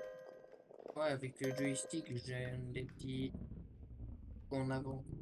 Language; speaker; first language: French; native; French